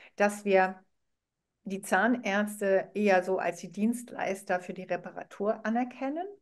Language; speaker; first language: German; non-native, fluent; Arabic